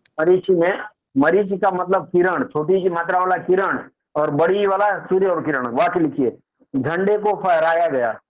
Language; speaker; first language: Hindi; native; Hindi